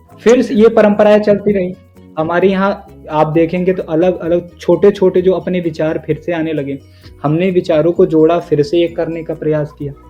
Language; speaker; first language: Hindi; native; Hindi